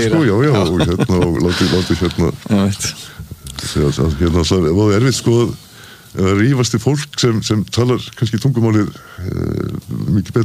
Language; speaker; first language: Icelandic; native; Icelandic